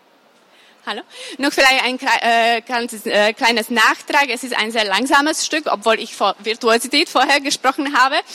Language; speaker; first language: German; non-native, fluent; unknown